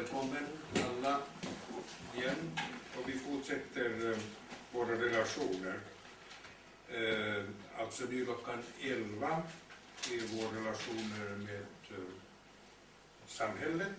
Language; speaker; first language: Swedish; non-native, learner; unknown